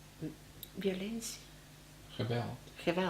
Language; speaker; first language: Dutch; non-native, learner; Spanish